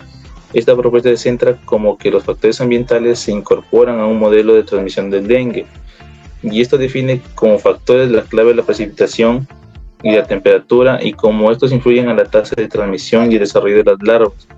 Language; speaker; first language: Spanish; native; Spanish